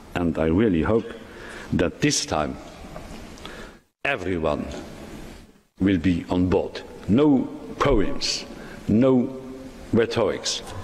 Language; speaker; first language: English; non-native, fluent; Luxembourgish